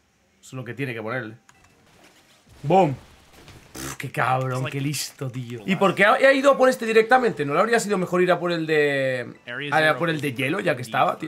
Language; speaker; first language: Spanish; native; Spanish